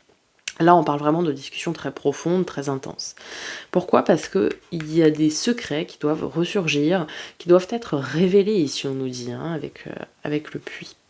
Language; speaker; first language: French; native; French